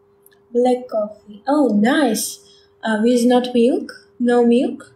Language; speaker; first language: English; non-native, learner; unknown